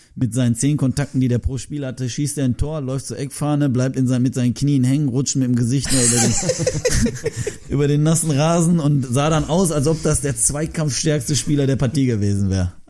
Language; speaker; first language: German; early bilingual, other home language; Turkish